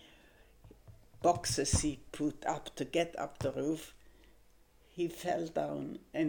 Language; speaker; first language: English; non-native, fluent; German